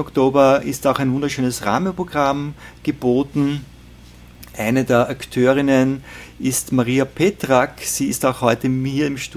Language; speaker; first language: German; native; German